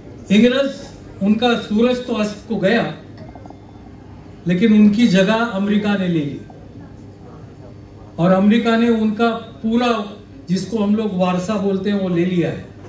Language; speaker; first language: Hindi; non-native, local second language; Marathi